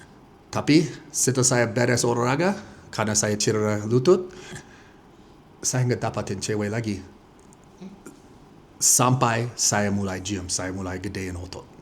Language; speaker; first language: Indonesian; non-native, fluent; English